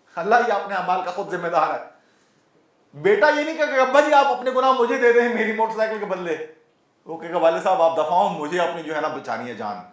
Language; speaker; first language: Urdu; non-native, local second language; Punjabi